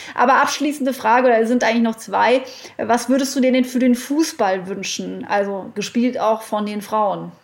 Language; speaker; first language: German; native; German